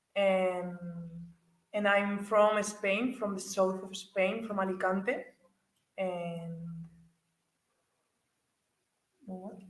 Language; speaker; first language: English; non-native, learner; Spanish